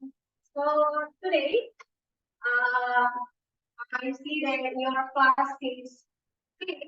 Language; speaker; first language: English; non-native, fluent; Indonesian